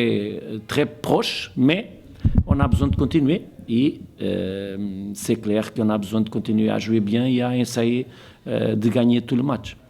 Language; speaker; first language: French; non-native, fluent; Portuguese